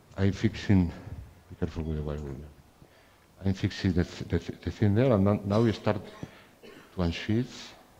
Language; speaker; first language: English; non-native, fluent; Spanish